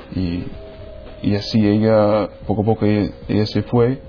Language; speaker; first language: Spanish; non-native, fluent; English